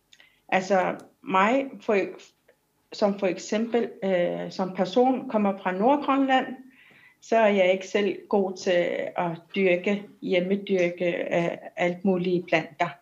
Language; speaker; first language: Danish; non-native, local second language; Kalaallisut